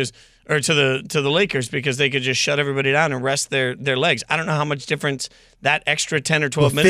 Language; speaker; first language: English; native; English